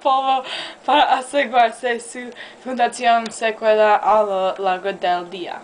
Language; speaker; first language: Spanish; non-native, learner; English